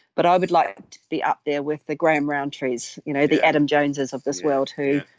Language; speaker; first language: English; native; English